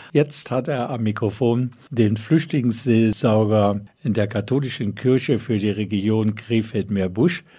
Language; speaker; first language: German; native; German